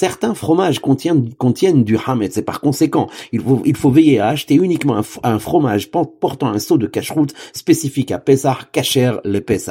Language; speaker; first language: French; native; French